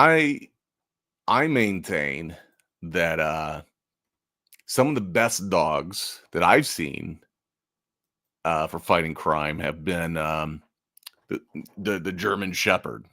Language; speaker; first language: English; native; English